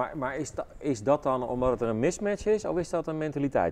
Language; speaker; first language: Dutch; native; Dutch